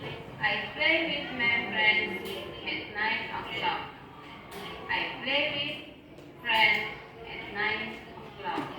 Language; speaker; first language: English; non-native, fluent; Indonesian